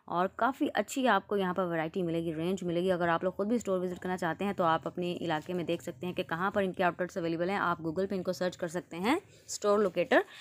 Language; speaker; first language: Hindi; native; Hindi